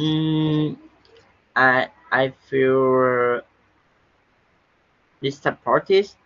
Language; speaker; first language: English; non-native, learner; Vietnamese